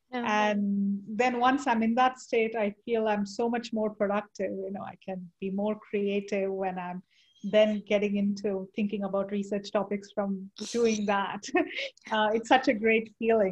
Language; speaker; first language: English; non-native, local second language; Kannada